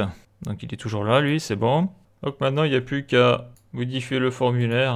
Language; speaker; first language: French; native; French